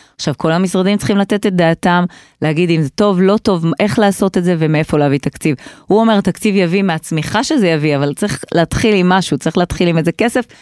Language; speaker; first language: Hebrew; native; Hebrew